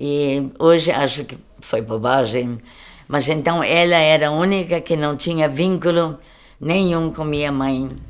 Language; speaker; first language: Portuguese; early bilingual, other home language; German